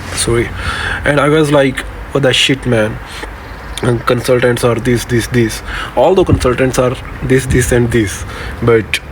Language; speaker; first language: English; non-native, local second language; Urdu